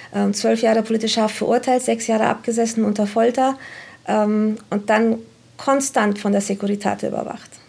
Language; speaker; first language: German; non-native, fluent; Romanian